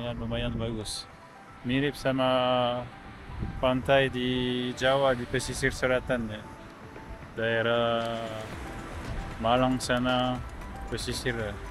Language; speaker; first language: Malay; non-native, learner; French